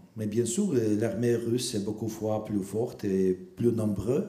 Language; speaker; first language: French; non-native, fluent; Russian